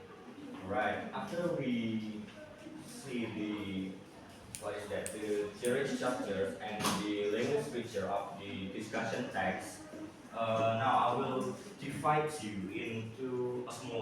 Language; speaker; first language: English; non-native, learner; Indonesian